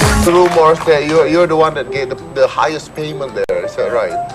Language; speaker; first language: English; non-native, learner; Indonesian